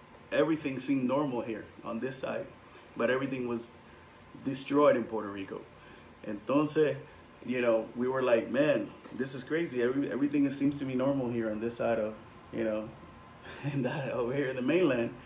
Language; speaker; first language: English; non-native, local second language; Spanish